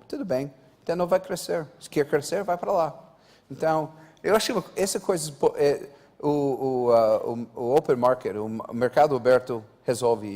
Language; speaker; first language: Portuguese; non-native, fluent; English